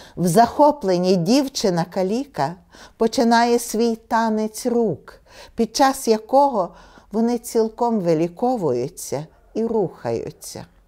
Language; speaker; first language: Ukrainian; native; Ukrainian